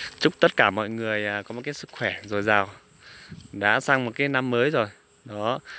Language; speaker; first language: Vietnamese; non-native, local second language; Iu Mien